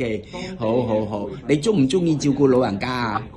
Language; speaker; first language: Cantonese; native; Cantonese